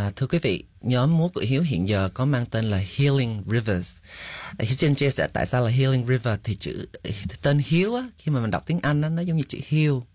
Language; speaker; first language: Vietnamese; early bilingual, heritage; Vietnamese